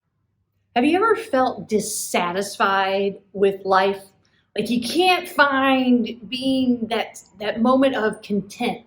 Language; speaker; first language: English; native; English